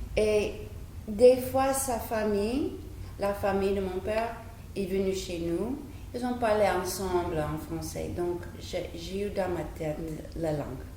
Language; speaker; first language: French; non-native, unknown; English